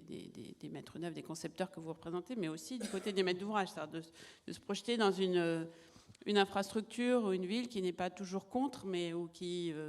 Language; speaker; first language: French; native; French